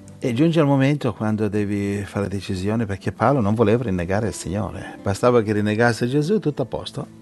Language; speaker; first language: Italian; native; Italian